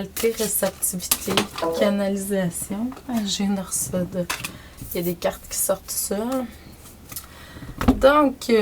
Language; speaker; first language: French; native; French